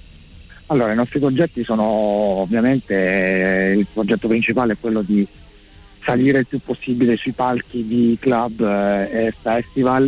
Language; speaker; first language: Italian; native; Italian